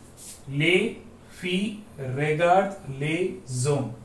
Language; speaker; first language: French; non-native, learner; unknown